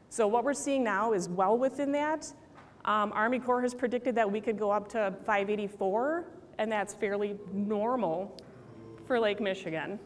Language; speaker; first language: English; native; English